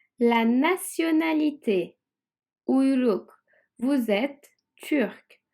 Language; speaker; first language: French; non-native, fluent; Turkish